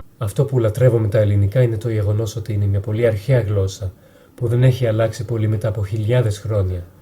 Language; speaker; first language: Greek; non-native, fluent; French